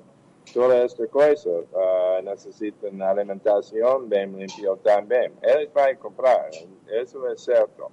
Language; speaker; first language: Portuguese; non-native, learner; English